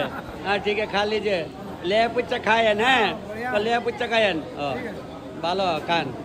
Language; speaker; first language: Hindi; non-native, local second language; Bangla